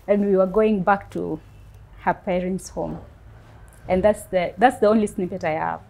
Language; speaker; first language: English; non-native, local second language; Luo (Kenya and Tanzania)